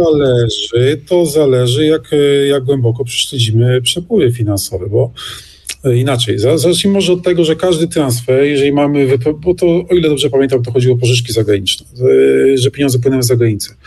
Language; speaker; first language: Polish; native; Polish